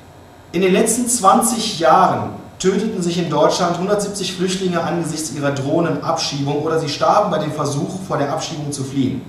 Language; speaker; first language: German; native; German